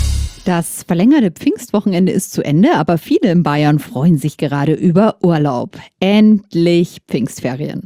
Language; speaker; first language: German; native; German